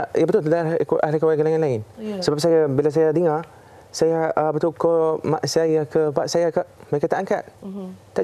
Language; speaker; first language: Indonesian; non-native, fluent; Arabic